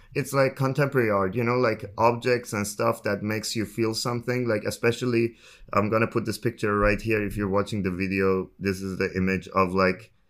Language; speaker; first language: English; non-native, fluent; Persian